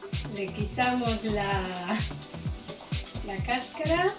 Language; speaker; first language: Spanish; native; Spanish